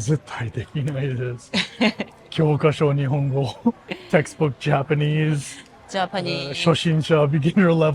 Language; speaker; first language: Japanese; non-native, learner; English